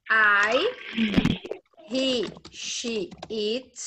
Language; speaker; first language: English; non-native, fluent; Portuguese